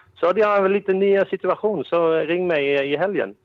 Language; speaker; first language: Swedish; non-native, fluent; Dutch